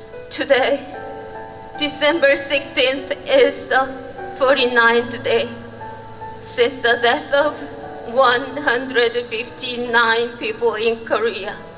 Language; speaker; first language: English; non-native, fluent; Korean